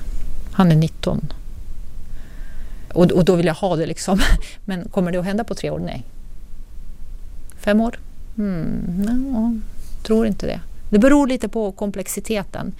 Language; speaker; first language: Swedish; non-native, fluent; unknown